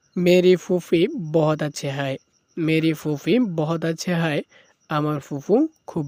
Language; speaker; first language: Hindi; non-native, learner; Bangla